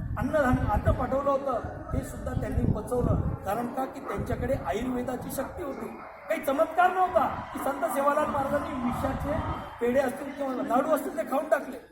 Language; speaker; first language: Marathi; non-native, local second language; Lambadi